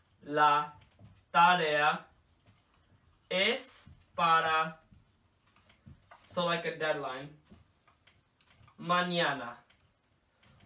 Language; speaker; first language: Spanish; non-native, learner; English